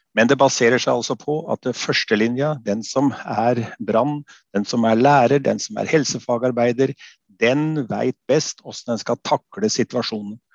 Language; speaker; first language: Norwegian; native; Norwegian